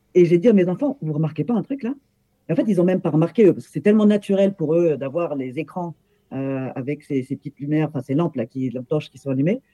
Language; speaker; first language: French; native; French